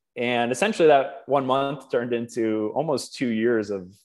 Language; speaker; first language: English; native; English